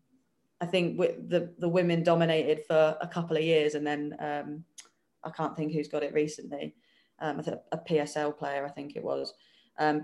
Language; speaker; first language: English; native; English